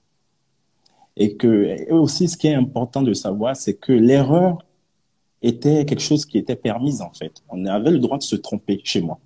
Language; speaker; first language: French; non-native, local second language; Yoruba